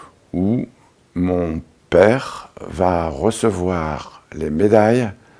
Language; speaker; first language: French; native; French